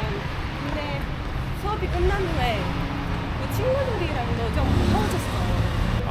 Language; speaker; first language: Korean; non-native, learner; Persian